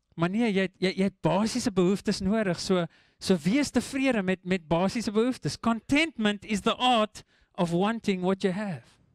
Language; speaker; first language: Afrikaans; non-native, local second language; English